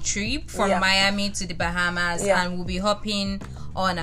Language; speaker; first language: English; non-native, local second language; Yoruba